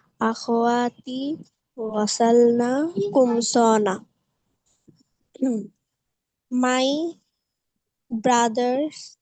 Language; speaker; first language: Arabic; non-native, learner; Bangla